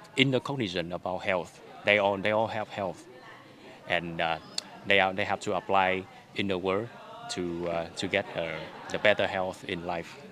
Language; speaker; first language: English; non-native, fluent; Vietnamese